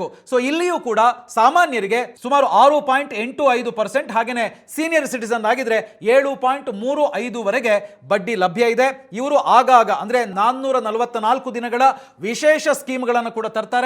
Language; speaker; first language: Kannada; native; Kannada